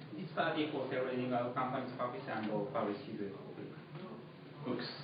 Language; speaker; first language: English; non-native, learner; Japanese